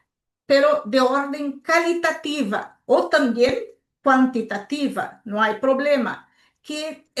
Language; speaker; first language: Spanish; non-native, local second language; Portuguese